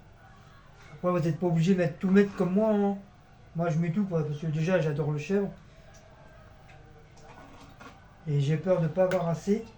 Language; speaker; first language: French; native; French